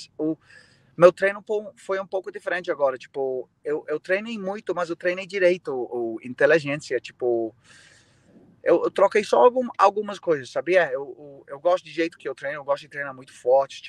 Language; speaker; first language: Portuguese; non-native, fluent; English